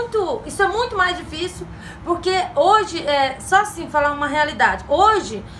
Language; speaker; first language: Portuguese; native; Portuguese